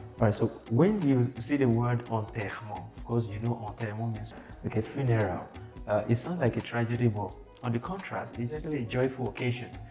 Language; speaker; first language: English; non-native, local second language; Yoruba